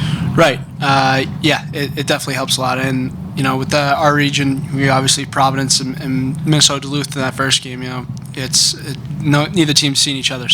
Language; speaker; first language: English; native; English